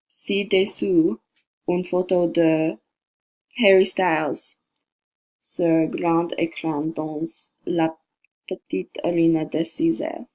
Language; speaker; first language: French; non-native, learner; English